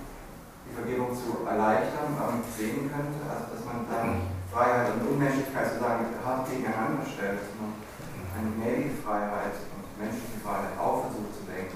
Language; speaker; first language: German; native; German